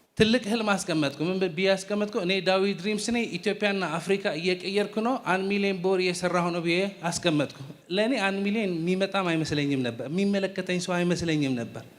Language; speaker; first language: Amharic; non-native, fluent; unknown